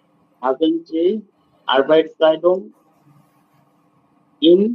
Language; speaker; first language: German; non-native, learner; Bangla